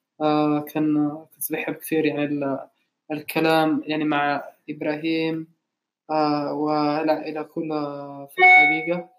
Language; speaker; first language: Arabic; non-native, learner; English